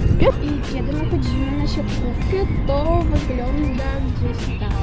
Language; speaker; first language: Polish; non-native, learner; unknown